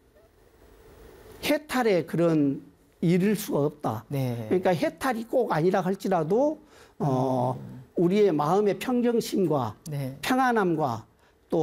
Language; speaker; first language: Korean; native; Korean